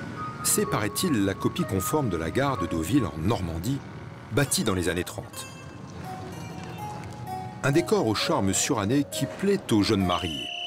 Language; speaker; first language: French; native; French